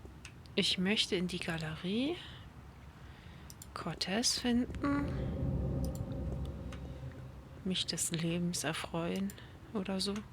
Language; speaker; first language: German; native; German